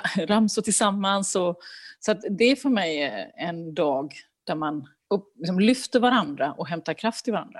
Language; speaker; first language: Swedish; native; Swedish